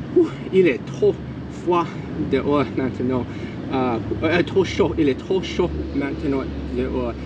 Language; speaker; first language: French; non-native, learner; English